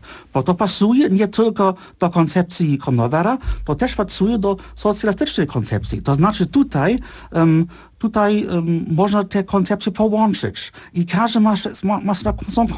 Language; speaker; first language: Polish; non-native, fluent; German